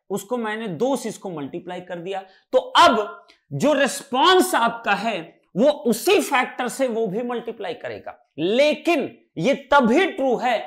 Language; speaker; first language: Hindi; native; Hindi